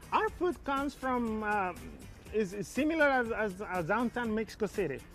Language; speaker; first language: English; non-native, fluent; Spanish